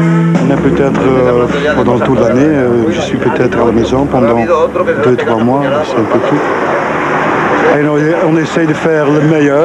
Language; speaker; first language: French; non-native, local second language; Dutch